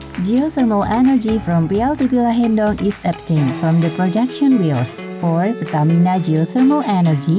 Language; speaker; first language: English; non-native, fluent; Indonesian